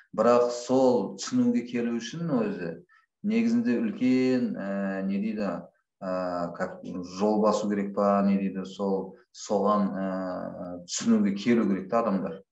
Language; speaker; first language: Kazakh; non-native, local second language; Russian